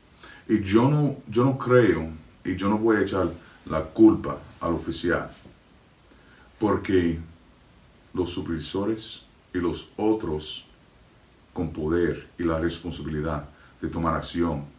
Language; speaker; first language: Spanish; non-native, fluent; English